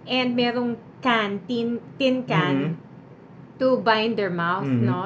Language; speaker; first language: English; non-native, local second language; Filipino